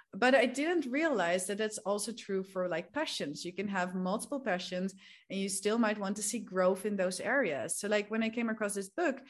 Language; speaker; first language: English; non-native, fluent; Dutch